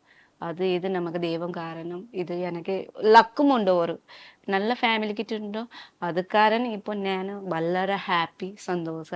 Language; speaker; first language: Malayalam; non-native, learner; Nepali